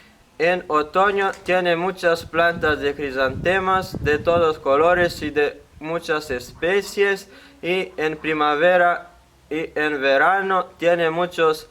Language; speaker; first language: Spanish; non-native, fluent; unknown